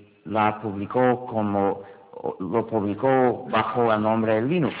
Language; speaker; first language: Spanish; non-native, fluent; English